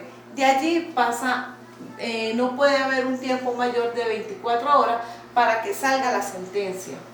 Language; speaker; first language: Spanish; native; Spanish